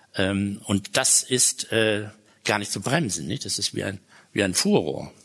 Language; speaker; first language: German; native; German